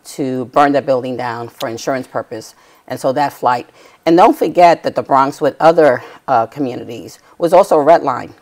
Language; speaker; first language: English; native; English